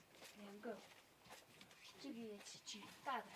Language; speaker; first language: Chinese; non-native, local second language; Tibetan